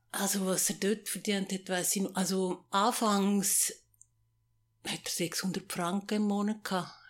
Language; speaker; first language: German; native; German